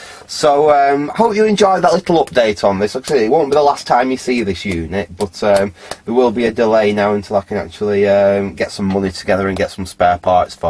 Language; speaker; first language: English; native; English